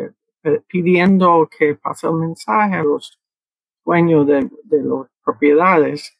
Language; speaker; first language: Spanish; early bilingual, heritage; Spanish